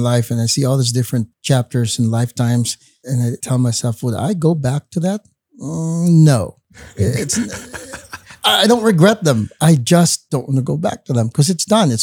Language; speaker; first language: English; non-native, local second language; Hiligaynon